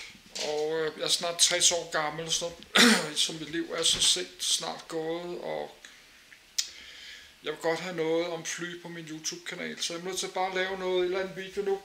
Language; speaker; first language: Danish; native; Danish